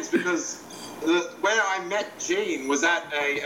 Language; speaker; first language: English; native; English